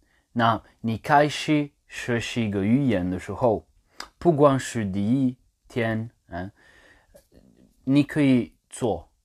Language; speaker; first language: Chinese; non-native, learner; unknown